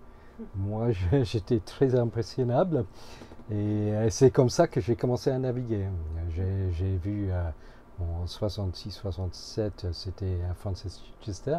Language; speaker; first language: French; non-native, fluent; English